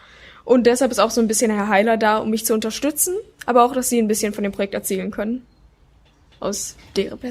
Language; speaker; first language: German; native; German